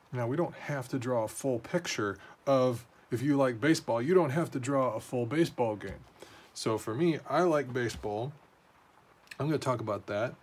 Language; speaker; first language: English; native; English